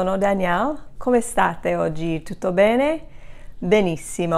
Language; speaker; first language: Italian; non-native, fluent; English